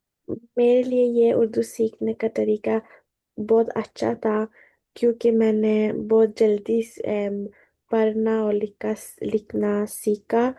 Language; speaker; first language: Hindi; early bilingual, heritage; Hindi